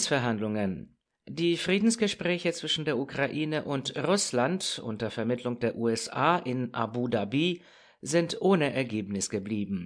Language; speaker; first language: German; non-native, fluent; Romanian